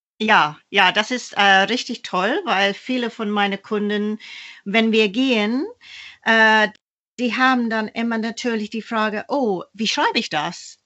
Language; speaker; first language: German; non-native, fluent; English